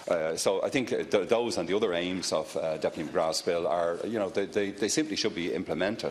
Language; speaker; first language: English; native; English